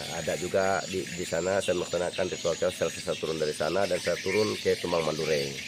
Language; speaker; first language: Indonesian; non-native, local second language; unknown